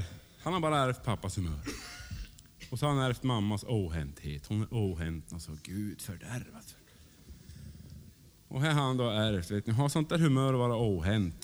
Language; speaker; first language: Swedish; native; Swedish